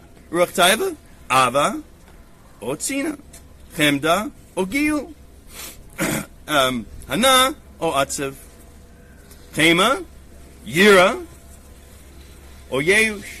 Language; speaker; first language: Hebrew; non-native, learner; English